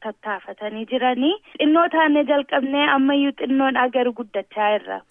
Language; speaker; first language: Oromo; early bilingual, heritage; Oromo